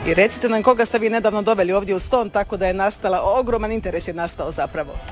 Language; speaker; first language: Serbian; native; Serbian